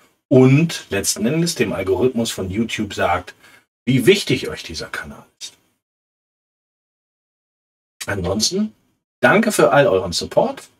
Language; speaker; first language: German; native; German